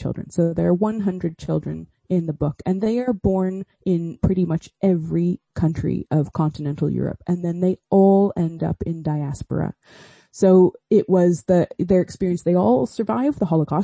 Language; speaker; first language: English; native; English